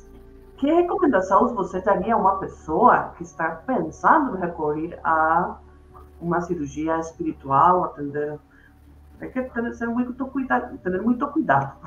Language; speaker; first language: Portuguese; non-native, fluent; Spanish